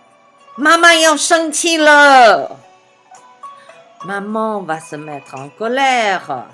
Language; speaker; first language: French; non-native, fluent; Chinese